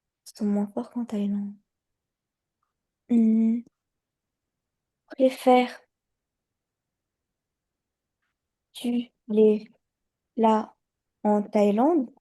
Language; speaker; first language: French; non-native, learner; Chinese